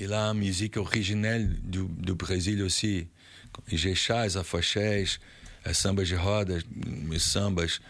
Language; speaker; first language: French; non-native, learner; Portuguese